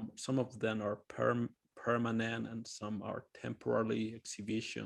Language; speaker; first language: English; non-native, fluent; Spanish